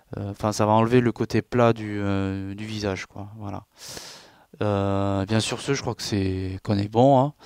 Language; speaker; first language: French; native; French